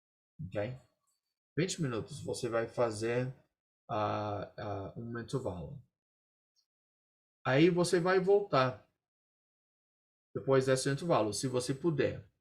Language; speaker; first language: Portuguese; non-native, fluent; English